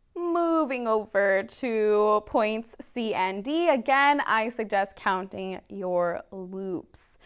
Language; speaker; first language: English; early bilingual, other home language; Spanish